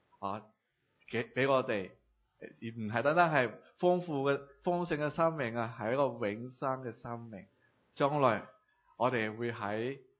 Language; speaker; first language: Cantonese; native; Cantonese